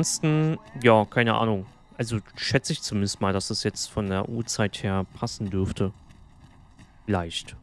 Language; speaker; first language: German; native; German